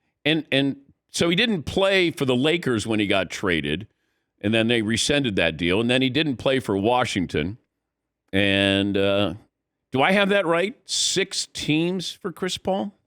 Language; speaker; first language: English; native; English